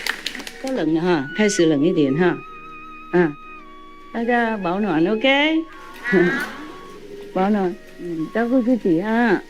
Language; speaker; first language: Chinese; non-native, fluent; Vietnamese